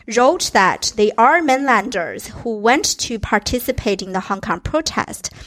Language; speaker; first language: English; non-native, fluent; Chinese